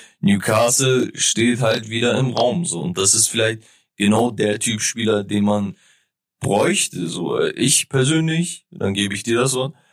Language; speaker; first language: German; early bilingual, other home language; Turkish